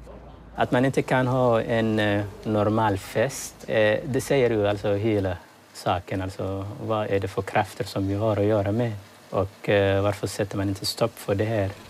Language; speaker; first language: Swedish; early bilingual, other home language; Somali